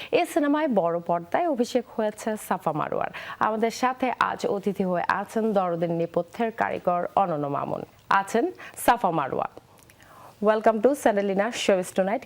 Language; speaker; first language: Bangla; native; Bangla